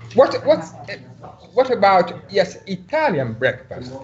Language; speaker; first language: English; non-native, learner; Italian